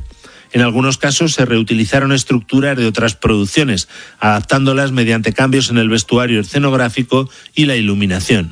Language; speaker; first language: Spanish; native; Spanish